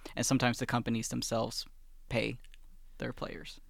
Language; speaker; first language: English; early bilingual, other home language; Swedish